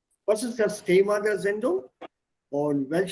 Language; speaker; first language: German; non-native, fluent; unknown